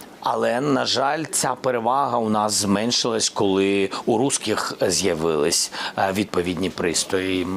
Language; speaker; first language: Ukrainian; non-native, local second language; Russian